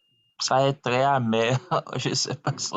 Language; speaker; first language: French; non-native, learner; Haitian Creole